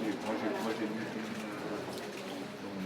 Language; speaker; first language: French; non-native, fluent; Greek